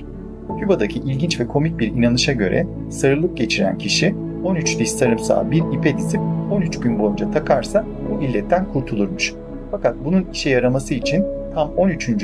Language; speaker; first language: Turkish; native; Turkish